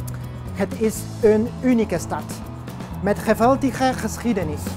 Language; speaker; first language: Dutch; non-native, fluent; Polish